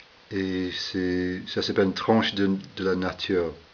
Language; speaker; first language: French; non-native, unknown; English